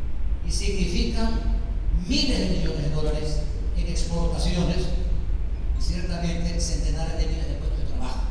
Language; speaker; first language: Spanish; native; Spanish